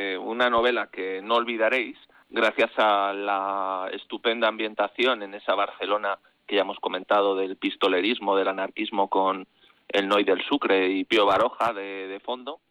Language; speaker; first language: Spanish; native; Spanish